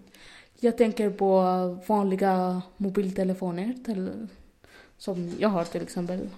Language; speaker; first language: Swedish; non-native, fluent; Arabic